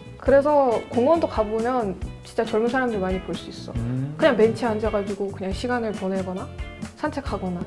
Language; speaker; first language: Korean; non-native, fluent; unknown